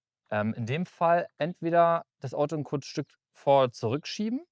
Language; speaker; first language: German; native; German